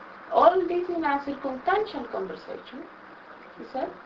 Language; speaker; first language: English; non-native, learner; Spanish